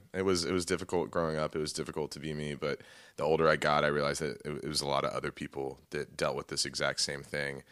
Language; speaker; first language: English; native; English